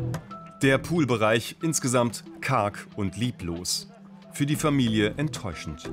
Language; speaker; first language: German; native; German